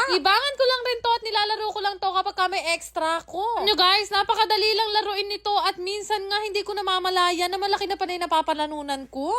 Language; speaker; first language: Filipino; non-native, local second language; Pampanga